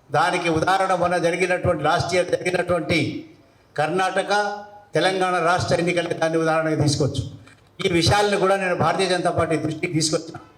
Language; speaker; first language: Telugu; non-native, local second language; Lambadi